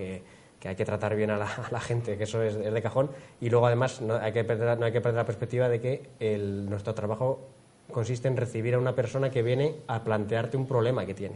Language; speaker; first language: Spanish; native; Spanish